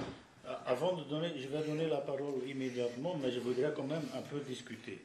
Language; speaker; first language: French; non-native, fluent; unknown